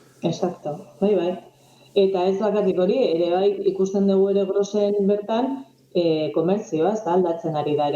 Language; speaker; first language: Basque; non-native, local second language; Spanish